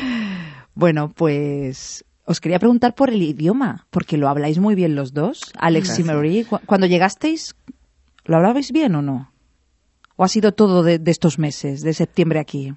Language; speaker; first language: Spanish; native; Spanish